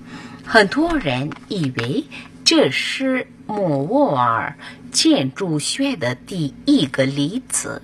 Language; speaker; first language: Chinese; non-native, fluent; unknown